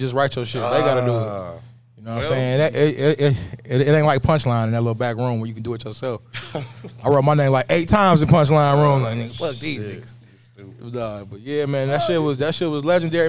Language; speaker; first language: English; native; English